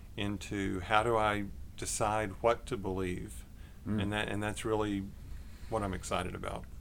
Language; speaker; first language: English; native; English